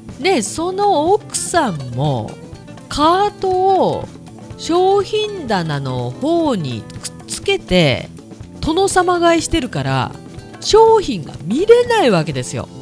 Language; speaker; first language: Japanese; native; Japanese